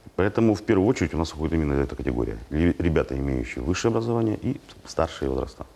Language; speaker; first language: Russian; native; Russian